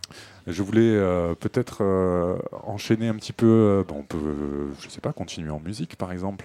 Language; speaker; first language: French; native; French